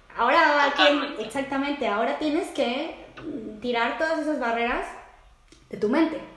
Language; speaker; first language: Spanish; native; Spanish